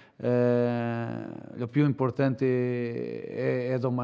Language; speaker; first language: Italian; non-native, learner; Portuguese